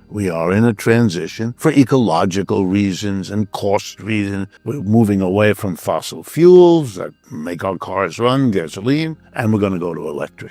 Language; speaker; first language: English; native; English